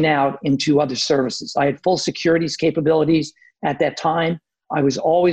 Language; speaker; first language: English; native; English